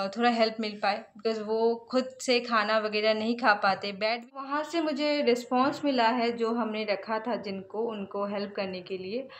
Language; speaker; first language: Hindi; non-native, local second language; Bangla